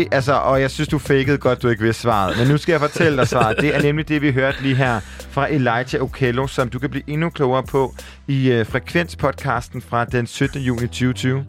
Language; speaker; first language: Danish; native; Danish